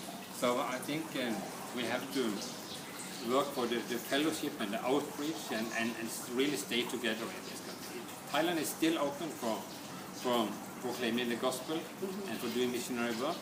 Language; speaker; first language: English; non-native, fluent; Norwegian